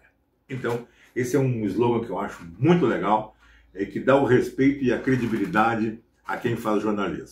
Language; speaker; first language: Portuguese; native; Portuguese